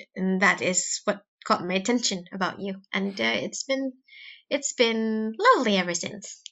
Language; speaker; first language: English; non-native, local second language; Cebuano